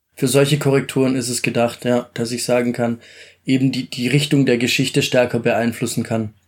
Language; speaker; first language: German; native; German